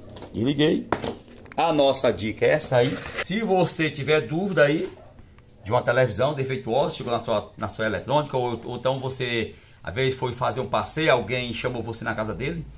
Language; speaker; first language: Portuguese; native; Portuguese